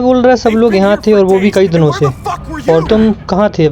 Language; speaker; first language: Hindi; native; Hindi